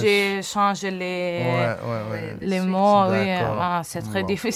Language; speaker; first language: French; non-native, learner; Italian